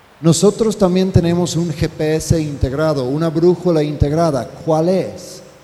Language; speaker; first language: Spanish; non-native, fluent; English